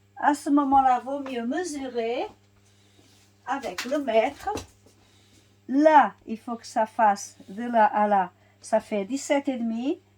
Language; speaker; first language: French; non-native, fluent; Portuguese